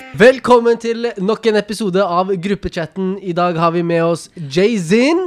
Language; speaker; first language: Norwegian; early bilingual, other home language; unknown